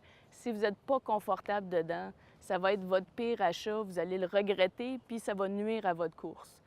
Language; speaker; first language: French; native; French